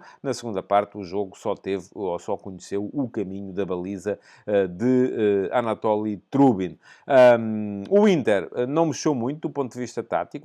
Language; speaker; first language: Portuguese; native; Portuguese